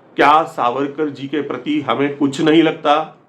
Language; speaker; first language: Hindi; non-native, local second language; Marathi